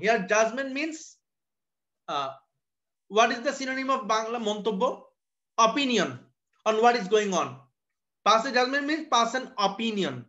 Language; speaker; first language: English; non-native, local second language; Bangla